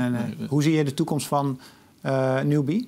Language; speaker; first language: Dutch; native; Dutch